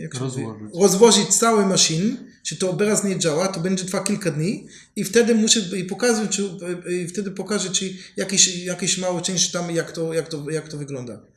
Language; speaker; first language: Polish; non-native, learner; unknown